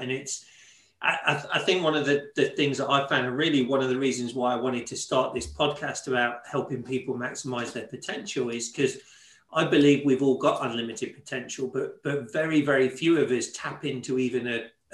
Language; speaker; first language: English; native; English